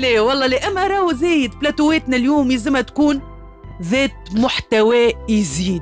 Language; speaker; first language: Arabic; native; Arabic